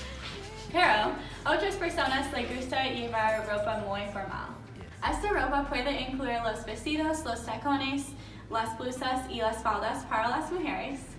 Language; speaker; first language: Spanish; non-native, learner; English